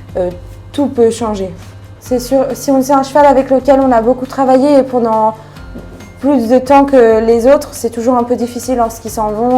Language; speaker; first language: French; native; French